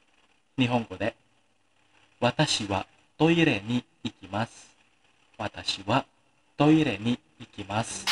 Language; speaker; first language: Japanese; non-native, fluent; Indonesian